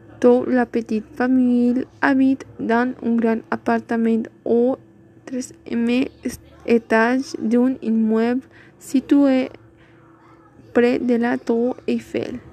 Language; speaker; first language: French; non-native, learner; Spanish